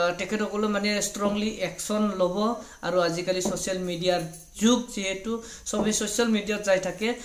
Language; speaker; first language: Assamese; non-native, local second language; Bodo